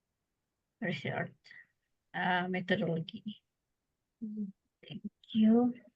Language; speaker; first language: English; non-native, learner; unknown